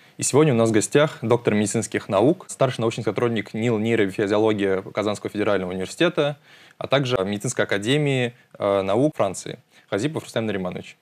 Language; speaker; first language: Russian; native; Russian